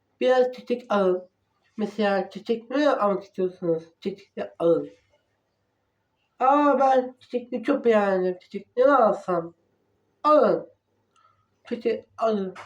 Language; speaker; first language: Turkish; non-native, learner; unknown